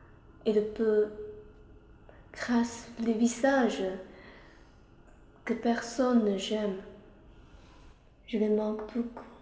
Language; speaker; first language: French; non-native, learner; Chinese